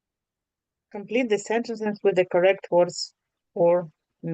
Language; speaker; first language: English; non-native, learner; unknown